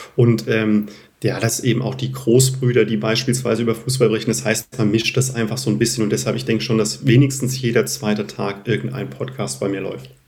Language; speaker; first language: German; native; German